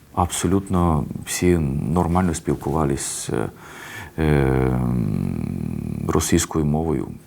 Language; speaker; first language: Ukrainian; non-native, local second language; Hungarian